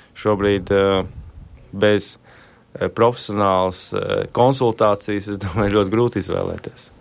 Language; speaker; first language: Latvian; native; Latvian